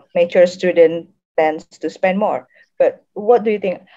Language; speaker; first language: English; non-native, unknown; Indonesian